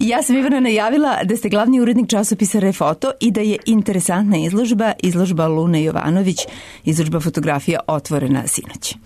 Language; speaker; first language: Serbian; native; Serbian